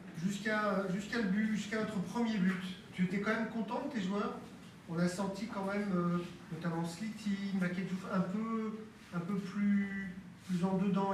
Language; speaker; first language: French; native; French